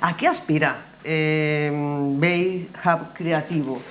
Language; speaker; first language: Spanish; native; Spanish